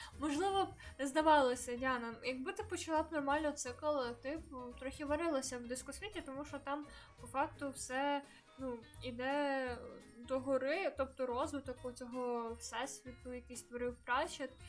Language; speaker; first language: Ukrainian; native; Ukrainian